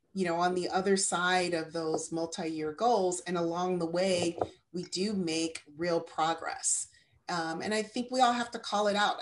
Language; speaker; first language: English; native; English